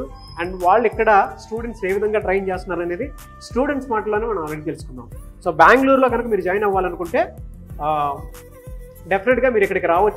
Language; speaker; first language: Telugu; native; Telugu